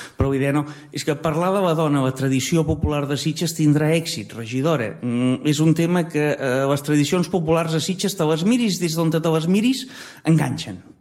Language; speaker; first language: Catalan; native; Catalan